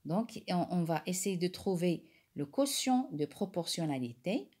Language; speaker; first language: French; non-native, local second language; Arabic